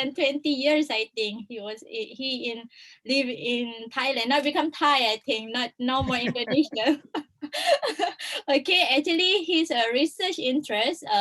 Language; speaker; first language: English; non-native, local second language; Malay